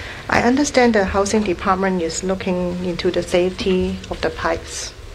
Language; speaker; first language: English; non-native, local second language; Cantonese